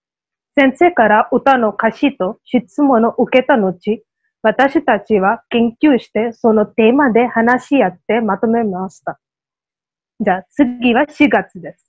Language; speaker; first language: Japanese; non-native, learner; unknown